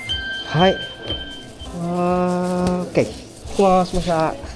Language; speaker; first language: Japanese; non-native, learner; Filipino